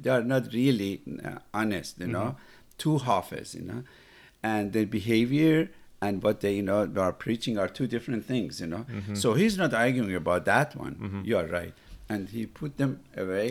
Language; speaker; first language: English; non-native, fluent; Persian